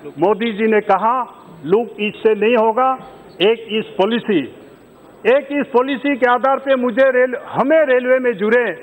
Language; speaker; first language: Hindi; non-native, local second language; Adi